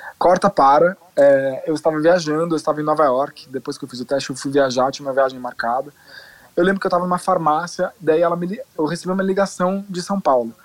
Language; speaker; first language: Portuguese; native; Portuguese